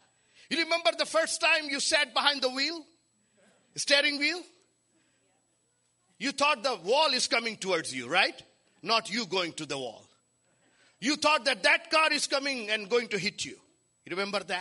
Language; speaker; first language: English; non-native, local second language; Hindi